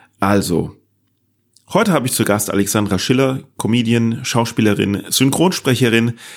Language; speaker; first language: German; native; German